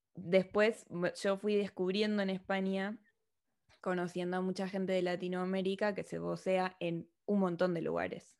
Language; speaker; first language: Spanish; native; Spanish